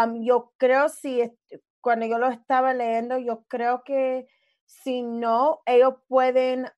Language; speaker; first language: Spanish; early bilingual, other home language; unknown